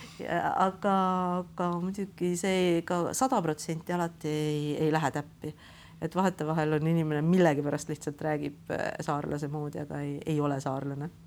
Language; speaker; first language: Estonian; native; Estonian